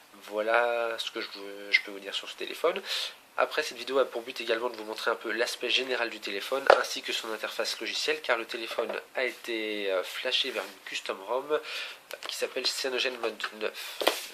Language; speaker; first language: French; native; French